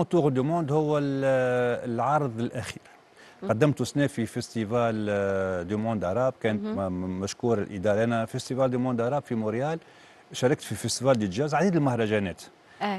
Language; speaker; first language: Arabic; native; Arabic